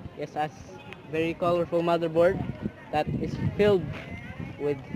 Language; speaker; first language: English; non-native, learner; Filipino